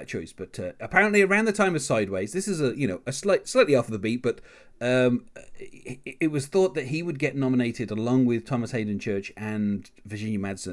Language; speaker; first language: English; native; English